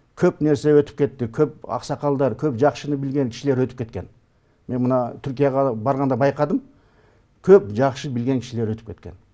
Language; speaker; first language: Kyrgyz; native; Kyrgyz